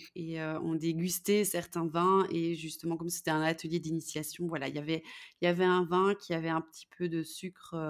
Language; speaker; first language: French; native; French